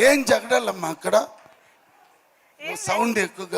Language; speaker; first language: Telugu; non-native, learner; Tamil